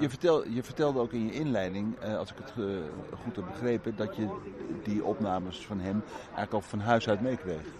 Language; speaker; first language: Dutch; native; Dutch